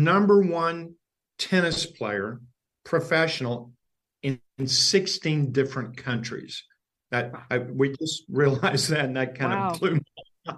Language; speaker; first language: English; native; English